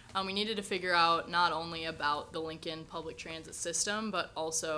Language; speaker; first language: English; native; English